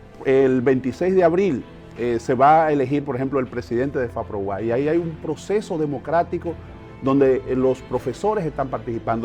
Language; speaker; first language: Spanish; native; Spanish